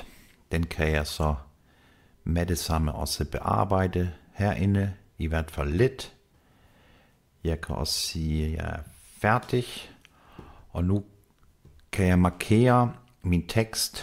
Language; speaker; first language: Danish; non-native, fluent; German